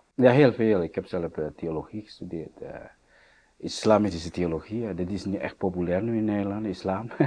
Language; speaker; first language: Dutch; non-native, fluent; Indonesian